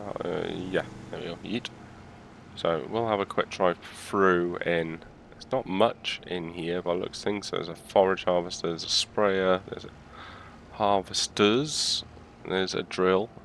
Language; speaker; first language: English; native; English